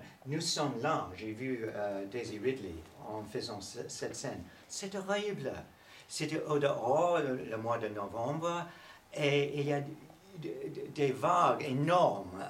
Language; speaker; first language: French; non-native, learner; English